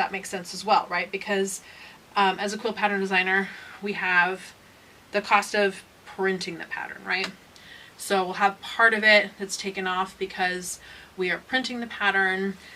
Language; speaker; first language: English; native; English